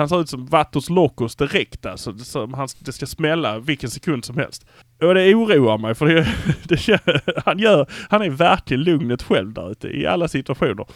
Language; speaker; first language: Swedish; native; Swedish